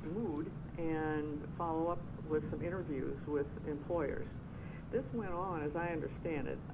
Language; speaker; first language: English; native; English